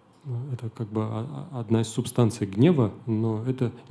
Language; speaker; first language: Russian; native; Russian